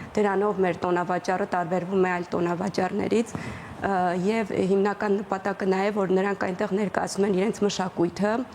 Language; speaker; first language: Armenian; native; Armenian